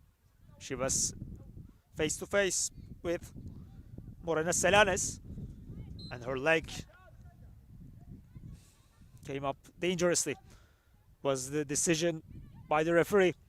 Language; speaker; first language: English; non-native, fluent; Turkish